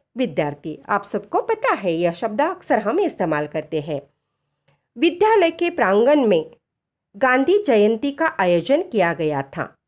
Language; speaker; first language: Hindi; non-native, local second language; Marathi